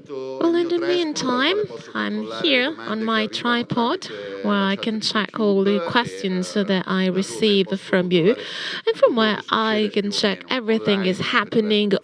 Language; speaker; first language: English; non-native, fluent; Italian